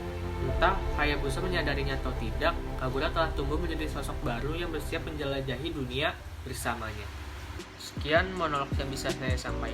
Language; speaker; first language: Indonesian; native; Indonesian